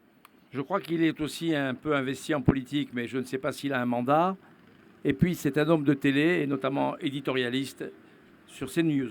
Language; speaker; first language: French; native; French